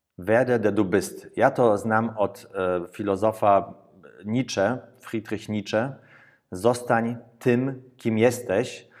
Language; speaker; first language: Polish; early bilingual, heritage; Polish